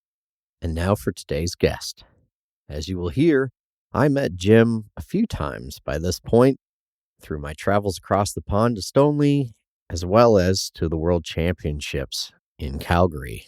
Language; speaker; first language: English; native; English